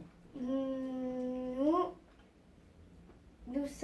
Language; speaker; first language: French; non-native, learner; Arabic